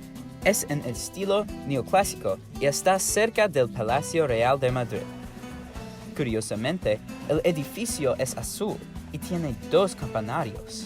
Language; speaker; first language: Spanish; non-native, learner; English